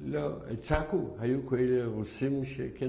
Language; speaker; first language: Hebrew; non-native, fluent; Yiddish